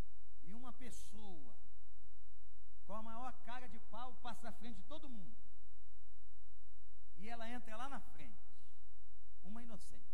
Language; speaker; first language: Portuguese; native; Portuguese